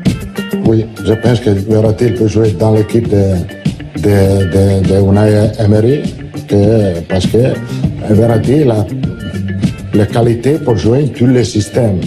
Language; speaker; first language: French; non-native, learner; Italian